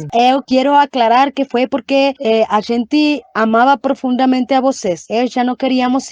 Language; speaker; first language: Portuguese; non-native, learner; Spanish